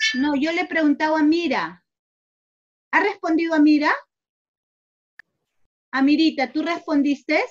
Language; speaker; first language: Spanish; native; Spanish